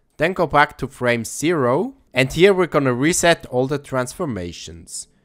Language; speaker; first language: English; non-native, fluent; German